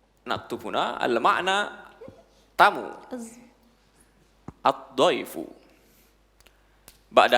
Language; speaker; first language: Arabic; non-native, fluent; Indonesian